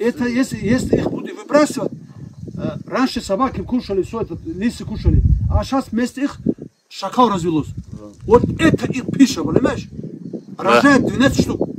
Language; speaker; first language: Russian; non-native, local second language; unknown